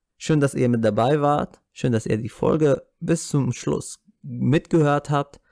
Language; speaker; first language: German; non-native, fluent; Arabic